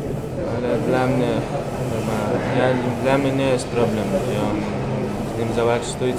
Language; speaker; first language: Polish; non-native, learner; Chechen